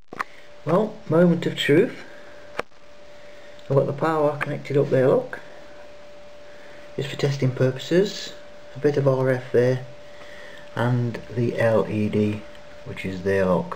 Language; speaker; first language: English; native; English